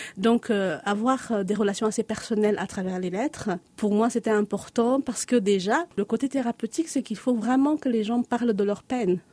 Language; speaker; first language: French; non-native, local second language; Lingala